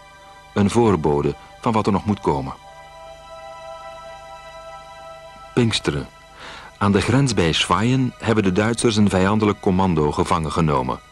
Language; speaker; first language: Dutch; native; Dutch